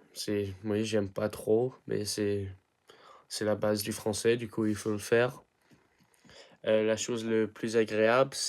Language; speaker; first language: French; early bilingual, heritage; English